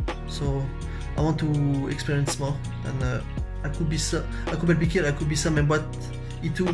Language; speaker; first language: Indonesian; non-native, learner; French